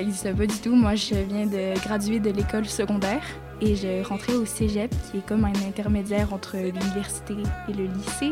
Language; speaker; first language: French; native; French